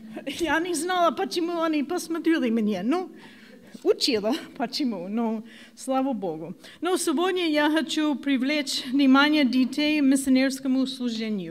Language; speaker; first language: Russian; non-native, learner; English